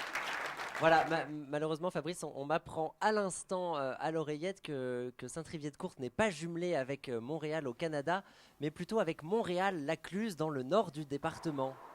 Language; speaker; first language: French; native; French